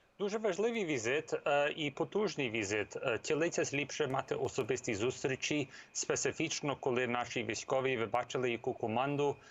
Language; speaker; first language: Ukrainian; early bilingual, heritage; Ukrainian